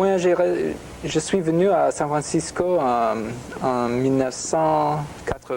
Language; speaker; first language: French; non-native, fluent; English